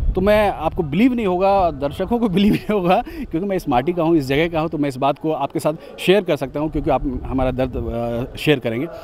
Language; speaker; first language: Hindi; native; Hindi